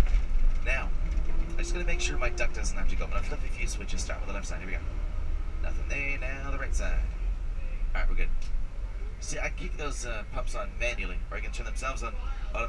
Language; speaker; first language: English; native; English